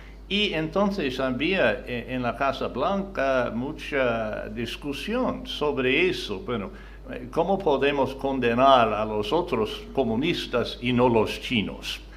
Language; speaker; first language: Spanish; non-native, fluent; English